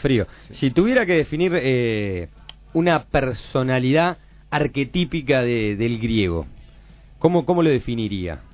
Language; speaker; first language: Spanish; native; Spanish